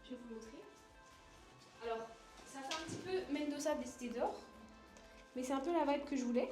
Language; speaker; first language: French; native; French